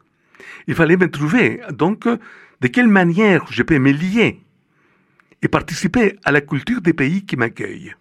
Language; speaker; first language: French; non-native, fluent; Spanish